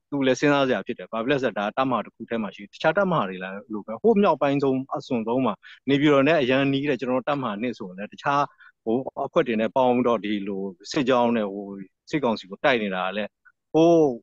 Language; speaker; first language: Burmese; non-native, local second language; S'gaw Karen